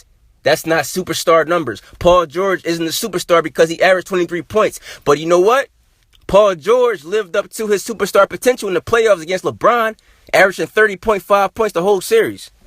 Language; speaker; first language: English; native; English